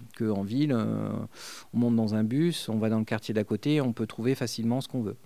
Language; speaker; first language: French; non-native, fluent; Spanish